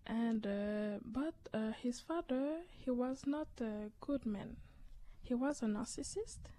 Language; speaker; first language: English; native; English